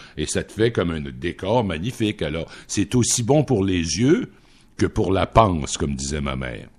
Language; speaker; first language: French; native; French